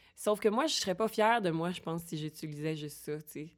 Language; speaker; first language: French; native; French